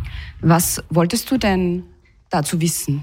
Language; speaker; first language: German; native; German